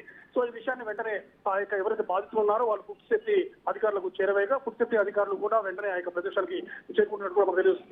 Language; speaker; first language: Telugu; native; Telugu